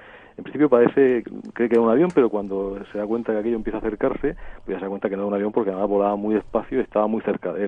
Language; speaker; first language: Spanish; native; Spanish